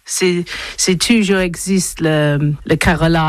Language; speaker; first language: French; non-native, learner; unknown